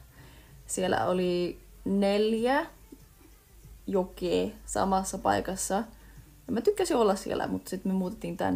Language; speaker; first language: Finnish; early bilingual, heritage; Finnish